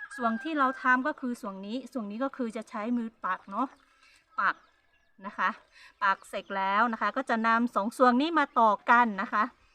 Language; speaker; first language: Thai; non-native, local second language; Hmong